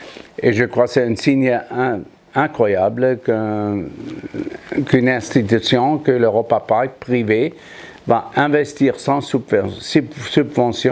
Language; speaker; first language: French; non-native, fluent; German